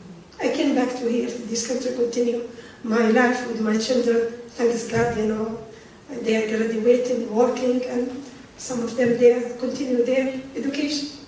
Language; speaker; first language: English; early bilingual, other home language; Arabic